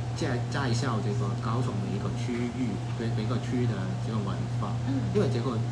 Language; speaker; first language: Chinese; non-native, fluent; Cantonese